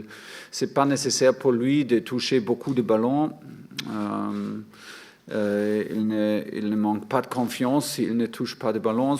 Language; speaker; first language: French; non-native, fluent; German